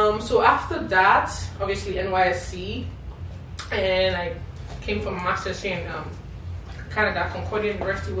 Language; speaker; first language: English; non-native, local second language; Igbo